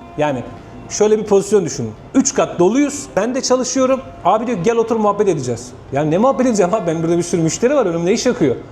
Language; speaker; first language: Turkish; native; Turkish